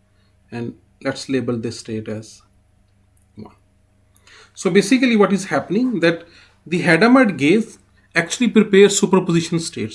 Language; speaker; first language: English; non-native, fluent; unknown